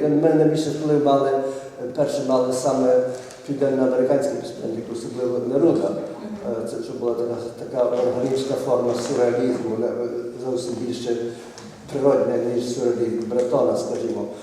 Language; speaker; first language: Ukrainian; early bilingual, heritage; Ukrainian